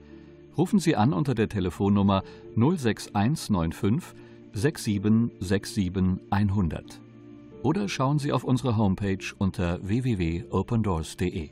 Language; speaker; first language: German; native; German